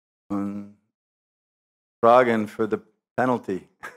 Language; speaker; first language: German; non-native, learner; English